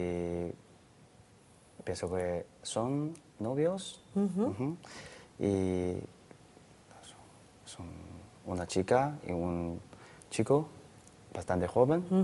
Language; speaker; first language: Spanish; non-native, learner; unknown